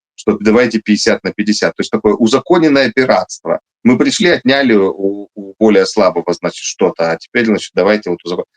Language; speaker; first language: Russian; native; Russian